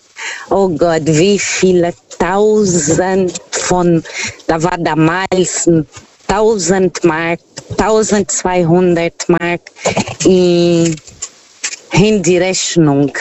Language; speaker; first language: German; non-native, fluent; Portuguese